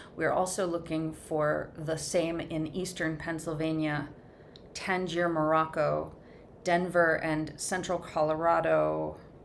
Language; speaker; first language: English; native; English